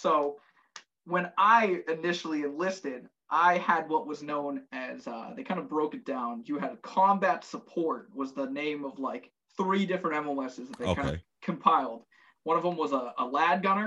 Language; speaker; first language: English; native; English